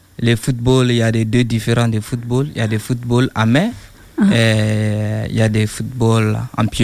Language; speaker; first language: French; non-native, learner; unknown